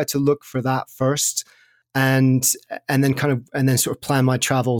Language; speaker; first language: English; native; English